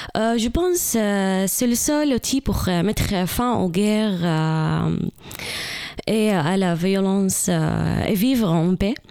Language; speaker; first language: French; non-native, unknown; Arabic